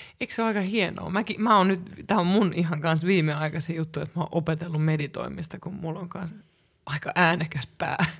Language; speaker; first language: Finnish; native; Finnish